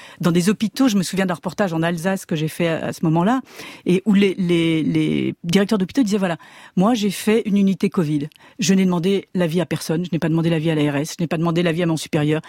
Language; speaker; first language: French; native; French